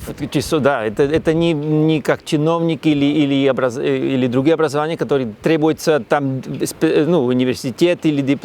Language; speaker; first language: Russian; non-native, learner; Spanish